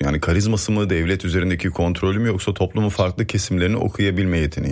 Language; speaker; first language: Turkish; native; Turkish